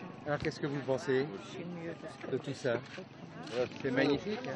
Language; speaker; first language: French; non-native, fluent; Vietnamese